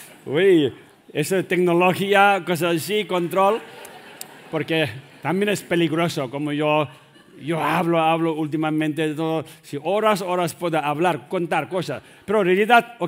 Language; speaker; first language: Spanish; non-native, learner; Tibetan